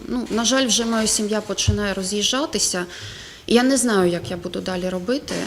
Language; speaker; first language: Ukrainian; non-native, local second language; Russian